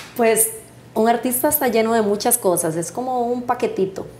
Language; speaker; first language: Spanish; native; Spanish